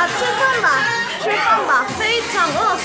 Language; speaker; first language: Chinese; non-native, learner; Korean